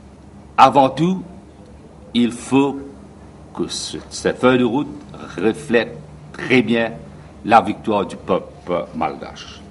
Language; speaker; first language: French; non-native, local second language; Morisyen